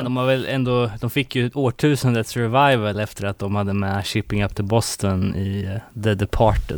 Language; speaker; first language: Swedish; native; Swedish